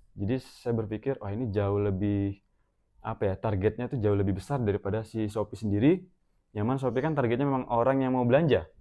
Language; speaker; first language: Indonesian; native; Indonesian